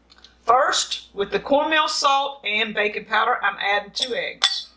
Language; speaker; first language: English; native; English